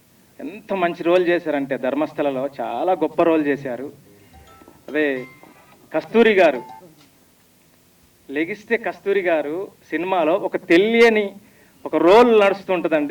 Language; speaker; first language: Telugu; native; Telugu